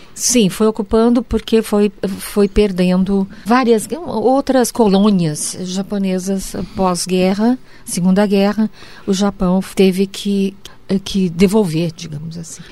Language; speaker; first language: Portuguese; early bilingual, other home language; Japanese